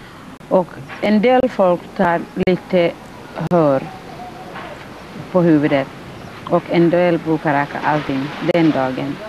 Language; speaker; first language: Swedish; non-native, fluent; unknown